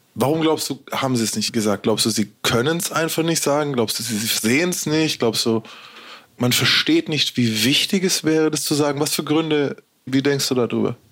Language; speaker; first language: German; native; German